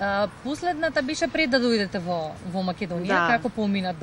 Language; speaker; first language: Macedonian; native; Macedonian